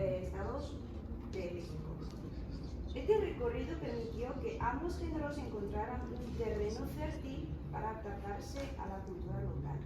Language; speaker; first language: Spanish; non-native, fluent; Chinese